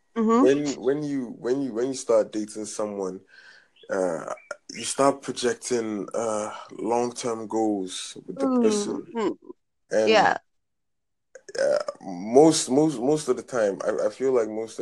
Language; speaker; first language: English; non-native, local second language; Akan